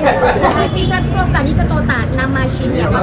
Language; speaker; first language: Russian; non-native, learner; Thai